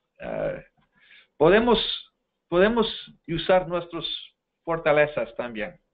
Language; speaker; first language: Spanish; non-native, fluent; English